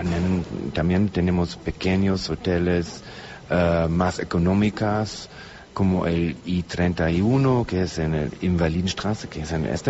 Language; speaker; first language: Spanish; non-native, learner; German